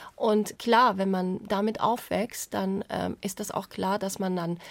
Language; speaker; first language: German; non-native, fluent; Persian